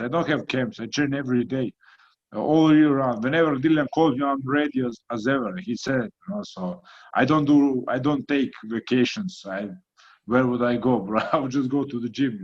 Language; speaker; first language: English; non-native, fluent; Croatian